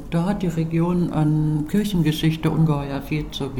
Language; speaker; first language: German; native; German